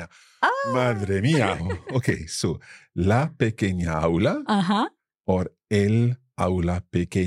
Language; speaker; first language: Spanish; non-native, fluent; English